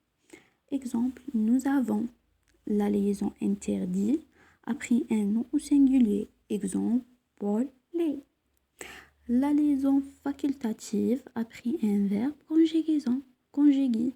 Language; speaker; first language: French; non-native, local second language; Arabic